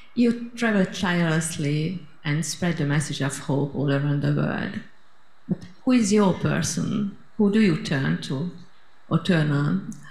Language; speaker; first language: English; non-native, fluent; Hungarian